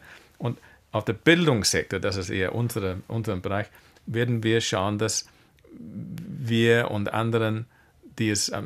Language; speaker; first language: German; non-native, fluent; English